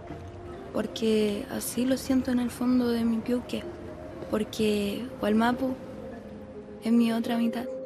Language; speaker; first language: Spanish; native; Spanish